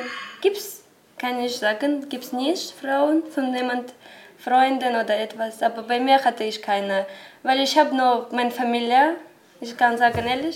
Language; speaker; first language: German; non-native, learner; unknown